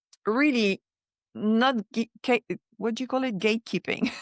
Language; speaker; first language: English; non-native, fluent; French